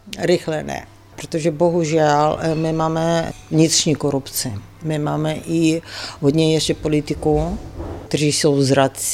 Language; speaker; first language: Czech; non-native, fluent; Ukrainian